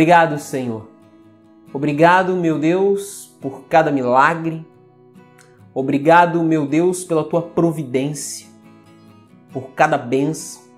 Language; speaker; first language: Portuguese; native; Portuguese